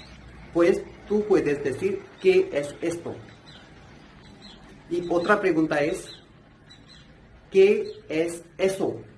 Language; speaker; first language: Spanish; non-native, fluent; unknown